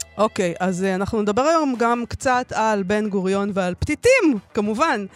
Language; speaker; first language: Hebrew; native; Hebrew